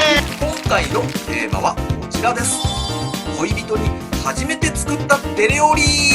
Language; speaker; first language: Japanese; native; Japanese